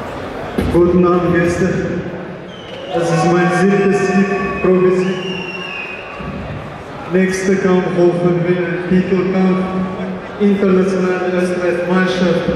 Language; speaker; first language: German; non-native, learner; Russian